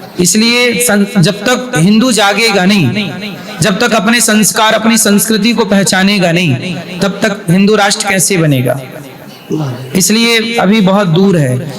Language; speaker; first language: Hindi; native; Hindi